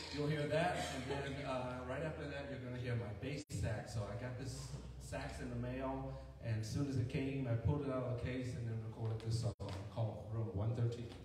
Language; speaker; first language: English; native; English